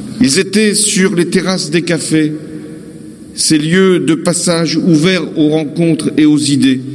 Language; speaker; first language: French; native; French